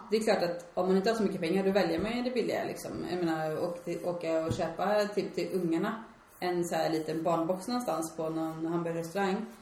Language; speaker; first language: Swedish; native; Swedish